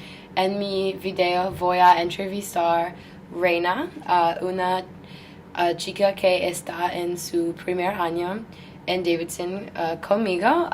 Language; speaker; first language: Spanish; non-native, learner; English